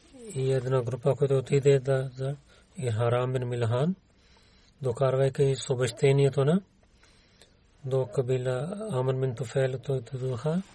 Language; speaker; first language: Bulgarian; non-native, learner; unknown